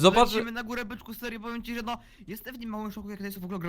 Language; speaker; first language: Polish; native; Polish